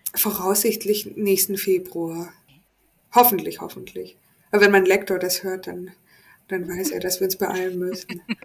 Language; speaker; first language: German; native; German